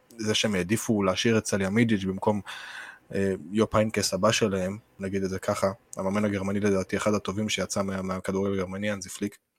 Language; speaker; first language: Hebrew; native; Hebrew